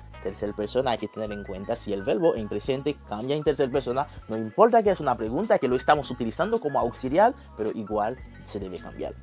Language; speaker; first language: Spanish; non-native, fluent; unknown